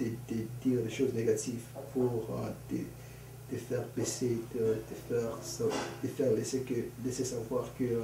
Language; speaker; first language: French; early bilingual, other home language; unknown